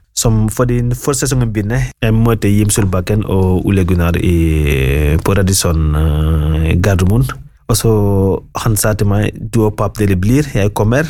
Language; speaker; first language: Norwegian; non-native, fluent; Wolof